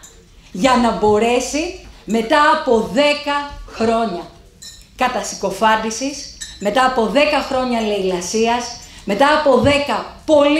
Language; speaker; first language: Greek; native; Greek